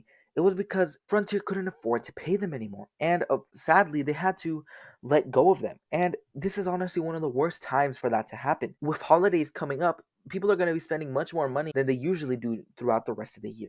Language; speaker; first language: English; native; English